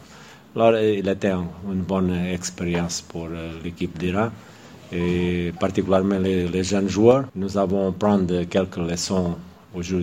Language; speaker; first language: French; non-native, fluent; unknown